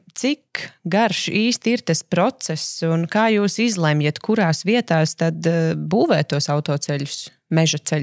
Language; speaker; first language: Latvian; native; Latvian